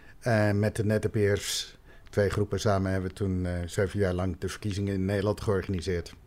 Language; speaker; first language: Dutch; native; Dutch